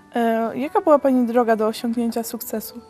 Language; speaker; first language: Polish; native; Polish